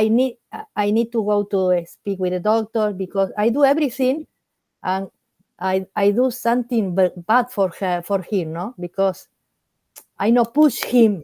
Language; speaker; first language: English; non-native, learner; Spanish